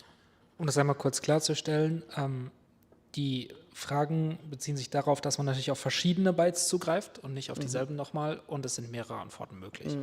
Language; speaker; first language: German; native; German